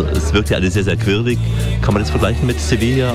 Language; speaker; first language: German; native; German